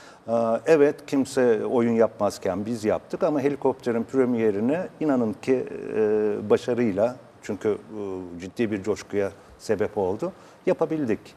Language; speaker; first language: Turkish; native; Turkish